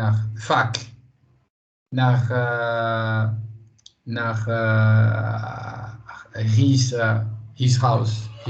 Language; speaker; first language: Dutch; non-native, learner; Portuguese